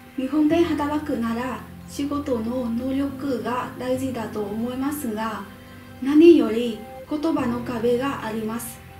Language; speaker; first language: Japanese; non-native, fluent; Vietnamese